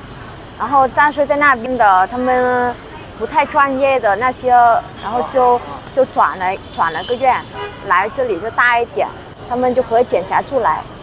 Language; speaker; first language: Chinese; non-native, fluent; Vietnamese